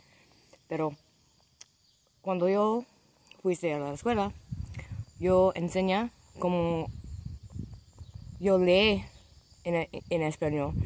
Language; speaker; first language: Spanish; non-native, learner; English